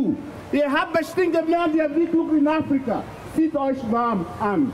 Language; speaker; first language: German; non-native, fluent; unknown